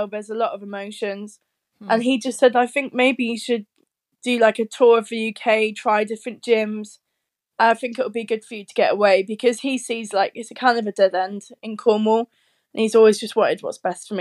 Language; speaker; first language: English; native; English